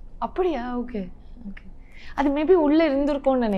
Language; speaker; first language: Tamil; native; Tamil